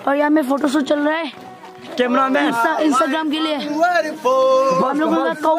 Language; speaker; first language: Hindi; non-native, local second language; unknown